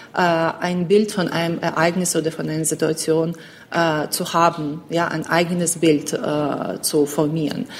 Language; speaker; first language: German; non-native, fluent; Ukrainian